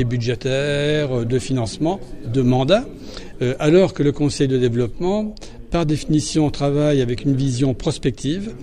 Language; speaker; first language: French; native; French